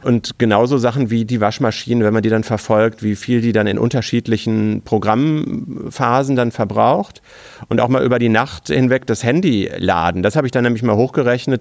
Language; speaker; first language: German; native; German